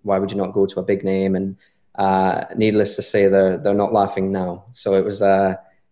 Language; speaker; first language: English; native; English